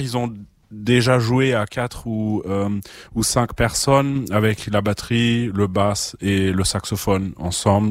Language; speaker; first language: French; non-native, fluent; German